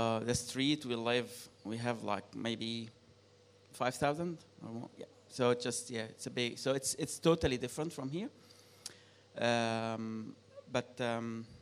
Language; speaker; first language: English; non-native, fluent; Arabic